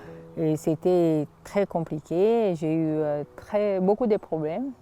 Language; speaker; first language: French; non-native, fluent; Swahili